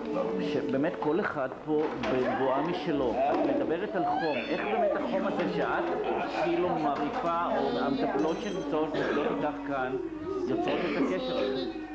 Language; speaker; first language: Hebrew; native; Hebrew